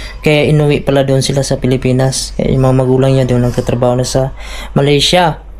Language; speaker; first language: Filipino; non-native, local second language; Cebuano